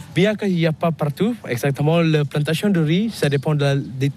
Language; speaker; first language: French; non-native, learner; Balinese